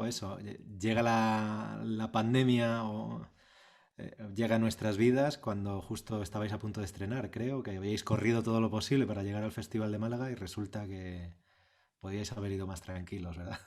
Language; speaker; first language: Spanish; native; Spanish